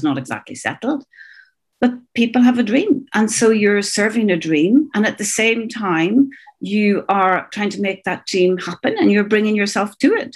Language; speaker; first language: English; native; English